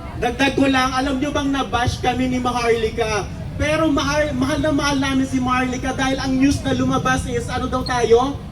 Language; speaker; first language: Filipino; native; Filipino